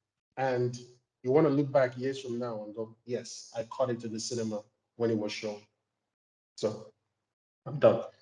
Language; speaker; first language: English; non-native, local second language; Igbo